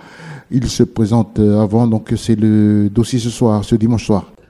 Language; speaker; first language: French; native; French